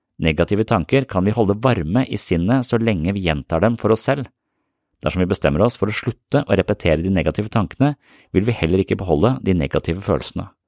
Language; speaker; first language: Norwegian; native; Norwegian